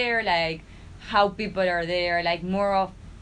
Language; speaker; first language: English; non-native, fluent; Spanish